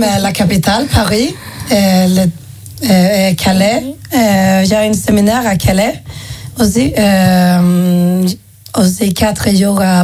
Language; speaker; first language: French; non-native, learner; Swedish